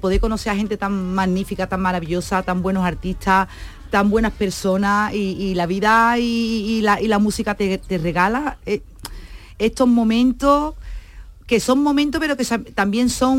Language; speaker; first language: Spanish; native; Spanish